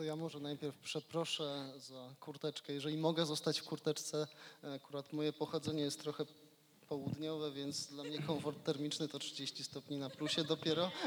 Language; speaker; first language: Polish; native; Polish